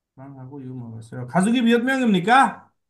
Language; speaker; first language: Korean; non-native, fluent; Bangla